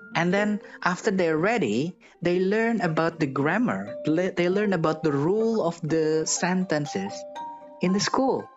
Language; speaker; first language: English; non-native, fluent; Indonesian